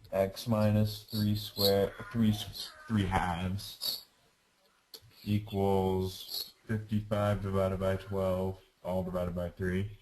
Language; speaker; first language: English; native; English